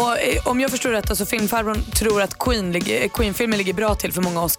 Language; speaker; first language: Swedish; native; Swedish